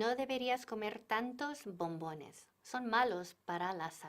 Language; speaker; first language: Spanish; non-native, fluent; English